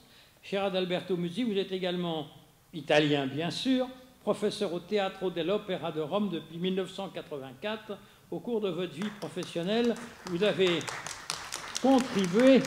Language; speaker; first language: French; native; French